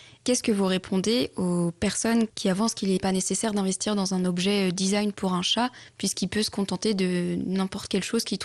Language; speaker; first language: French; native; French